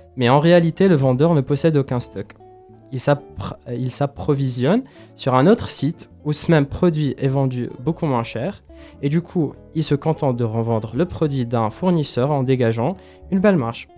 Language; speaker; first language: French; non-native, local second language; Arabic